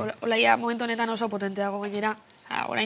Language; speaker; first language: Basque; native; Basque